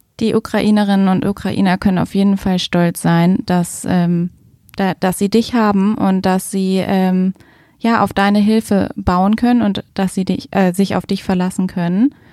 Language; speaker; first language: German; native; German